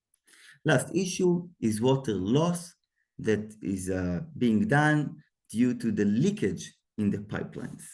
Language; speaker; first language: English; non-native, fluent; Hebrew